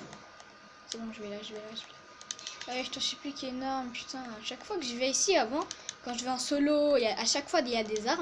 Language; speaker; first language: French; native; French